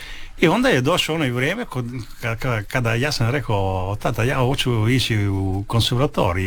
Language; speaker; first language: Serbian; early bilingual, heritage; Italian